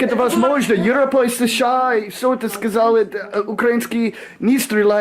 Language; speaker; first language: Russian; non-native, learner; English